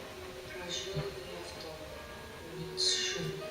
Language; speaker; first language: Russian; non-native, learner; English